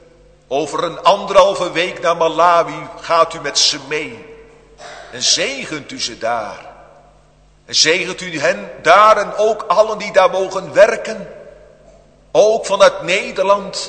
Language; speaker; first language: Dutch; native; Dutch